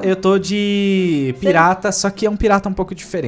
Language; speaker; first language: Portuguese; native; Portuguese